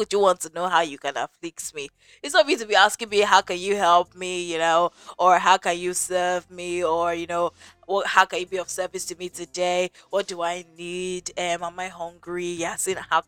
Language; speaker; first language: English; non-native, local second language; Yoruba